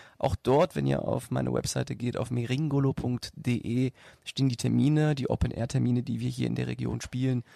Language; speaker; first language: German; native; German